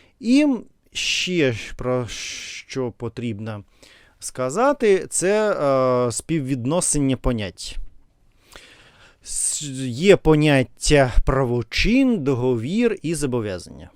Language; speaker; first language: Ukrainian; non-native, learner; Russian